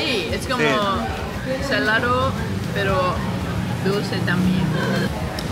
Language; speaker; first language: Spanish; non-native, learner; English